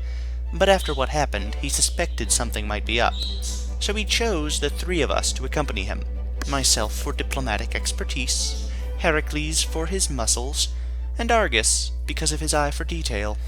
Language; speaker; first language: English; native; English